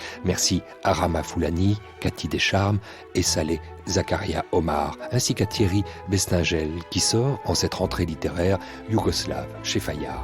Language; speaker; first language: French; native; French